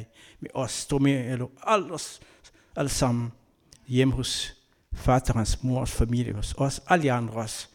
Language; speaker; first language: Danish; non-native, learner; Kabuverdianu